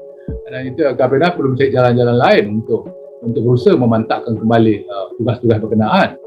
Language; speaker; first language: Malay; native; Malay